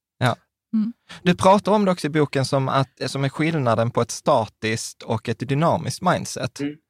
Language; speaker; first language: Swedish; early bilingual, other home language; Czech